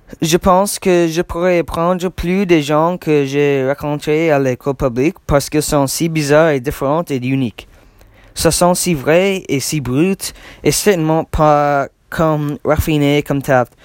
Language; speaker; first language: French; non-native, learner; English